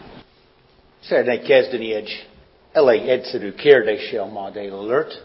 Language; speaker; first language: Hungarian; non-native, fluent; English